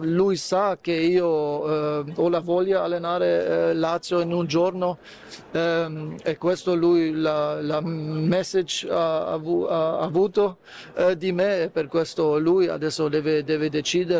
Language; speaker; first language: Italian; non-native, fluent; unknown